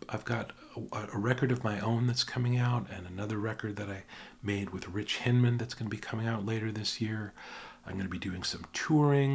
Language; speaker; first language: English; native; English